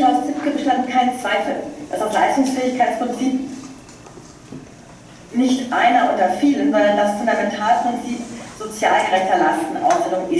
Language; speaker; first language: German; native; German